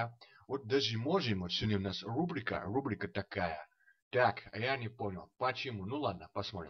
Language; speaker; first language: Russian; non-native, fluent; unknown